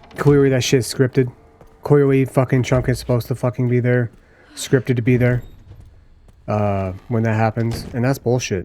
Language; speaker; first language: English; native; English